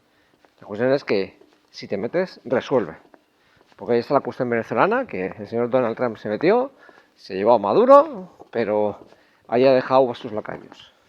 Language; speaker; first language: Spanish; native; Spanish